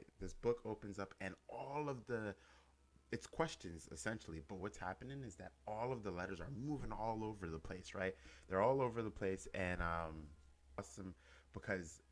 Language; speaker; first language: English; native; English